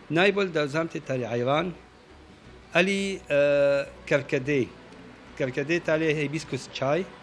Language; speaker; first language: Slovenian; non-native, learner; Arabic